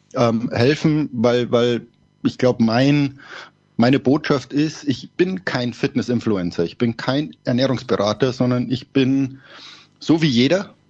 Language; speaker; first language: German; native; German